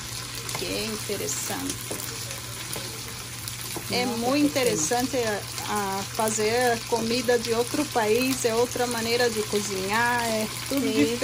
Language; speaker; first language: Spanish; non-native, learner; Portuguese